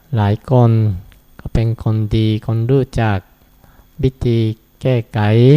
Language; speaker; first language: Thai; non-native, fluent; Japanese